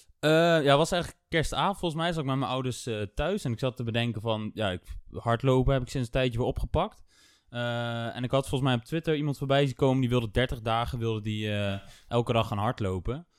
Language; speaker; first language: Dutch; native; Dutch